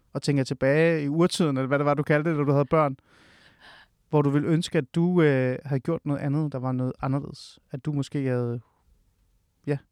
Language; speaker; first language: Danish; early bilingual, other home language; Persian